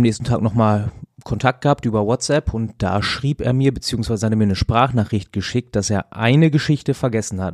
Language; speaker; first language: German; native; German